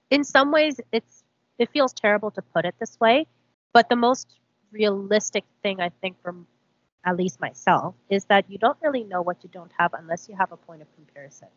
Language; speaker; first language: English; early bilingual, other home language; Korean